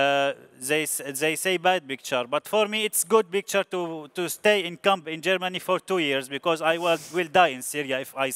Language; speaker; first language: English; non-native, learner; Arabic